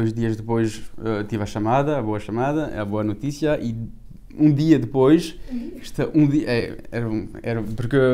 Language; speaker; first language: Portuguese; early bilingual, heritage; French